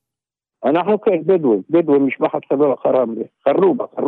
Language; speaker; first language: Hebrew; non-native, local second language; Arabic